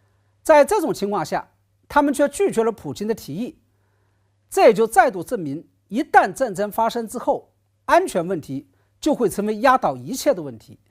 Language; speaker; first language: Chinese; native; Chinese